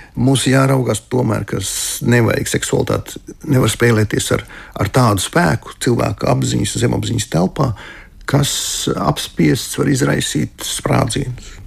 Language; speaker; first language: Latvian; non-native, local second language; Russian